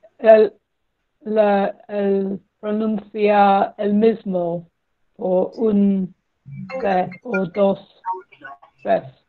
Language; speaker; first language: Spanish; non-native, learner; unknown